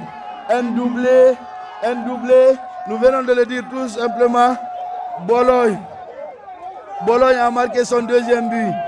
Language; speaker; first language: French; non-native, local second language; Fula